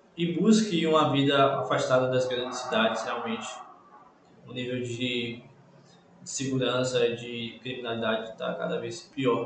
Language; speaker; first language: Portuguese; native; Portuguese